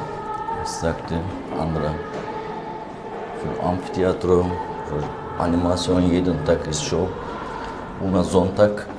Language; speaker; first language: German; non-native, learner; Turkish